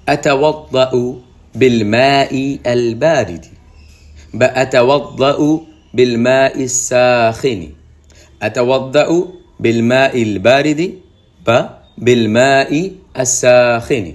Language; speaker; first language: Arabic; non-native, fluent; Bangla